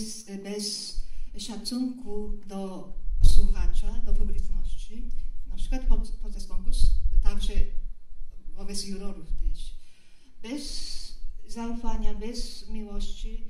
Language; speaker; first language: Polish; non-native, fluent; Japanese